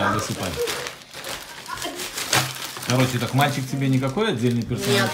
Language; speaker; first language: Russian; native; Russian